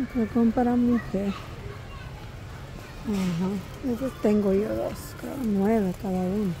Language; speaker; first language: Spanish; native; Spanish